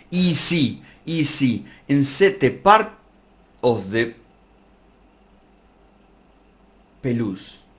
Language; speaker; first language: French; non-native, learner; Spanish